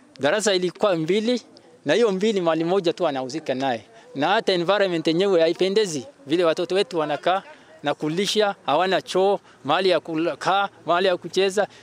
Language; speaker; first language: Swahili; non-native, local second language; Oromo